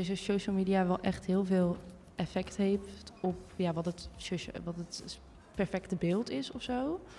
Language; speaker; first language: Dutch; native; Dutch